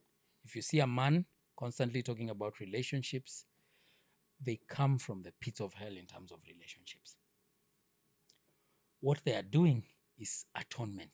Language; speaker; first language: English; non-native, local second language; Swahili